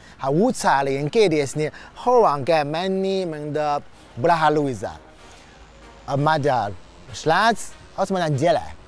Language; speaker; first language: Hungarian; non-native, learner; Chinese